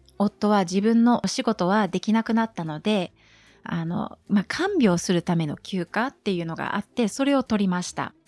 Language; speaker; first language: Japanese; non-native, fluent; German